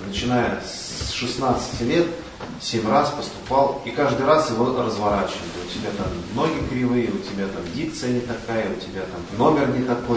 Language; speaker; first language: Russian; native; Russian